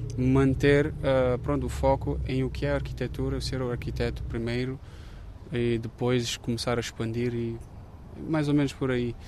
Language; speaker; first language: Portuguese; non-native, local second language; Kabuverdianu